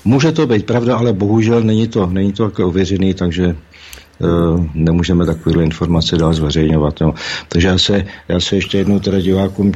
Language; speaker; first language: Czech; native; Czech